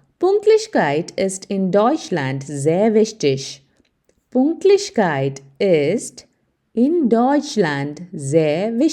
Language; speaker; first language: German; non-native, fluent; Malayalam